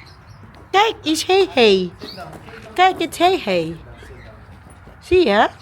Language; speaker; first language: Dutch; non-native, learner; Filipino